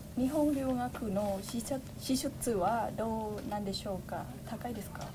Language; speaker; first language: Japanese; non-native, fluent; Thai